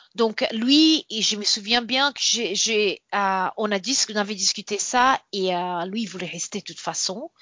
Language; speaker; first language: French; non-native, fluent; Portuguese